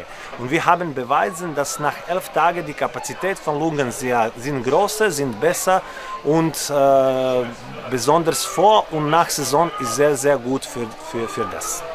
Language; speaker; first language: German; non-native, learner; Croatian